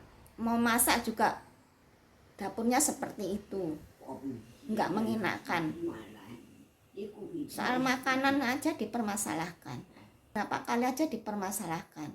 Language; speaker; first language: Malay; non-native, local second language; Javanese